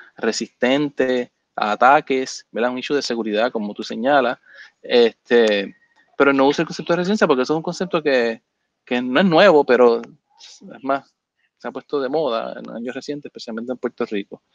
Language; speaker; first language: Spanish; native; Spanish